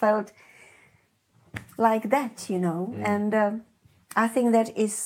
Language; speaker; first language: English; non-native, fluent; Czech